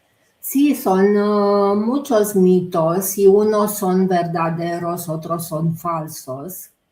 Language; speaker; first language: Spanish; non-native, fluent; Romanian